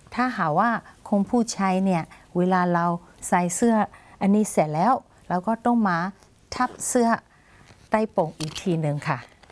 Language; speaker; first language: Thai; non-native, fluent; Burmese